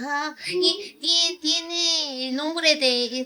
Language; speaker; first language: Spanish; non-native, fluent; Korean